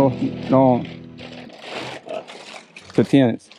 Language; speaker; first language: Spanish; non-native, learner; English